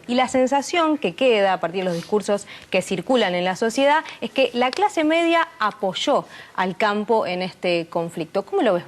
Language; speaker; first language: Spanish; native; Spanish